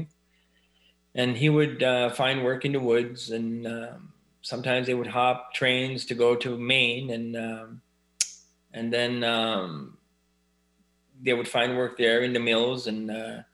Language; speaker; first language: English; native; English